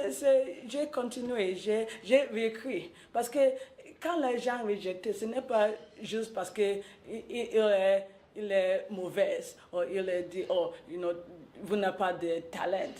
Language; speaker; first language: French; non-native, local second language; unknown